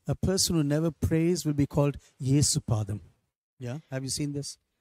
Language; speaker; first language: English; non-native, local second language; Tamil